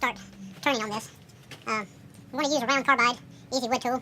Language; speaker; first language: English; native; English